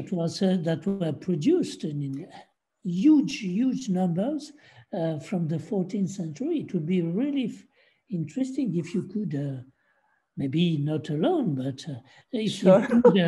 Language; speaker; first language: English; non-native, fluent; French